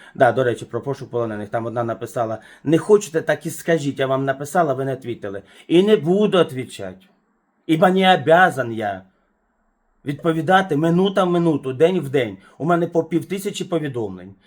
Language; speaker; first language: Ukrainian; native; Ukrainian